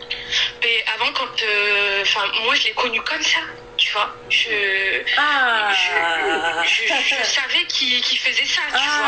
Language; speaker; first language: French; early bilingual, other home language; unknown